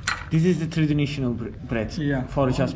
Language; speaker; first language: English; non-native, learner; Turkish